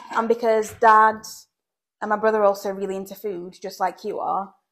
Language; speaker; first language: English; native; English